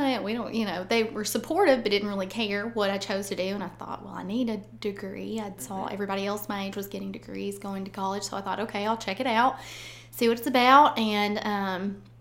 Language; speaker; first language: English; native; English